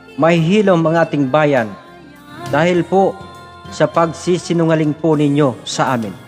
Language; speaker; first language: Filipino; non-native, local second language; Bikol